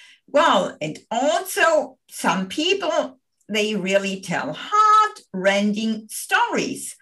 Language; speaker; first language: English; non-native, fluent; German